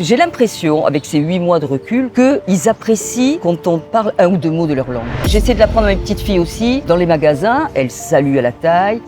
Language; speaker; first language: French; native; French